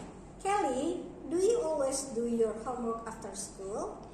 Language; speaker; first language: English; non-native, learner; Indonesian